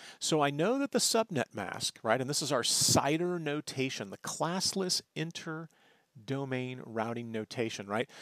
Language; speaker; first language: English; native; English